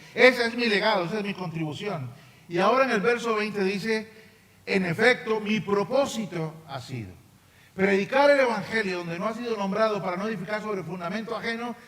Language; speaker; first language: Spanish; native; Spanish